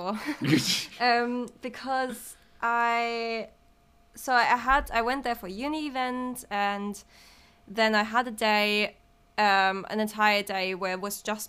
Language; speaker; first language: English; non-native, fluent; German